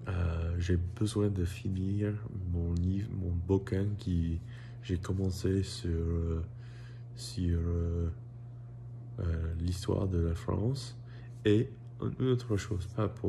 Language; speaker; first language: French; non-native, learner; English